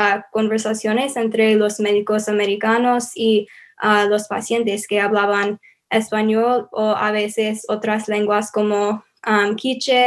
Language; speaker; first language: Spanish; non-native, learner; English